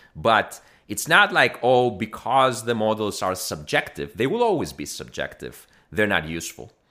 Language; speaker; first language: English; non-native, fluent; Greek